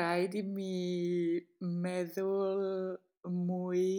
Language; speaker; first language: Welsh; non-native, learner; English